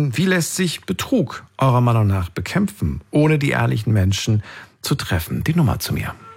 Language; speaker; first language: German; native; German